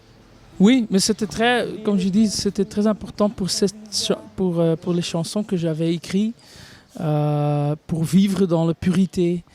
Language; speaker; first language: French; non-native, local second language; Dutch